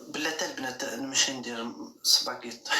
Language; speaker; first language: Arabic; native; Arabic